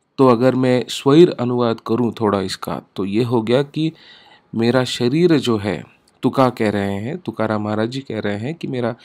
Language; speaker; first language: Hindi; non-native, local second language; Marathi